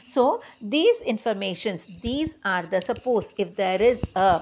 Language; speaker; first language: English; non-native, local second language; Tamil